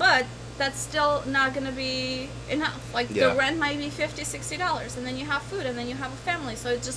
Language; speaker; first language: English; non-native, fluent; Albanian